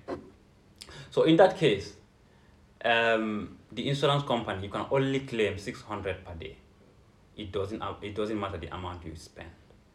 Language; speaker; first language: English; non-native, local second language; Fula